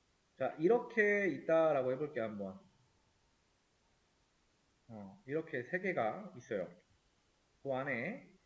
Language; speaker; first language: Korean; native; Korean